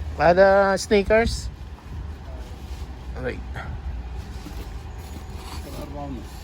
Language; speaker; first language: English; non-native, local second language; Filipino